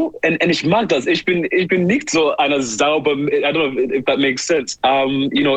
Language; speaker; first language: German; non-native, learner; English